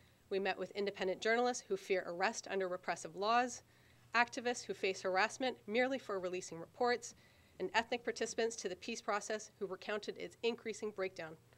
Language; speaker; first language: English; native; English